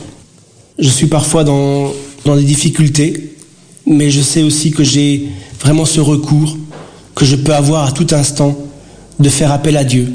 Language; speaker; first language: French; early bilingual, other home language; Portuguese